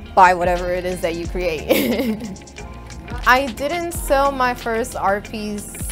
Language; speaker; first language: English; native; English